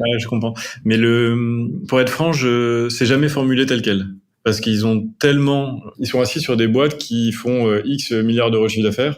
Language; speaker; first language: French; native; French